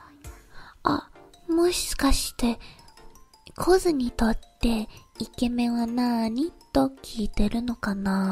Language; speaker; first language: Japanese; non-native, learner; English